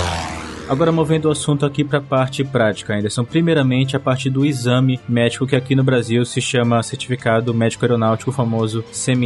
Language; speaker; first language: Portuguese; native; Portuguese